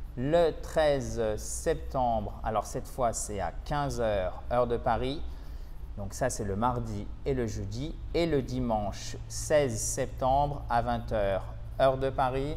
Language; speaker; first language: French; native; French